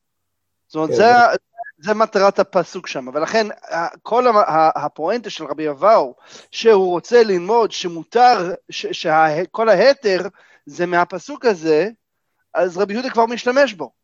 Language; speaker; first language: Hebrew; non-native, fluent; English